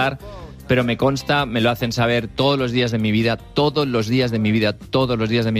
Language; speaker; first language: Spanish; native; Spanish